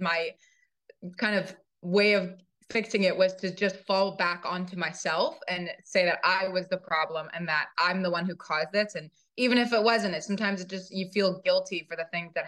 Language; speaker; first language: English; native; English